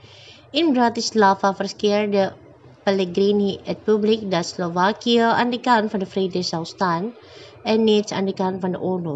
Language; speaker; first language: Dutch; non-native, fluent; Indonesian